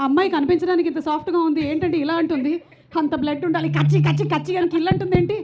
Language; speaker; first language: Telugu; native; Telugu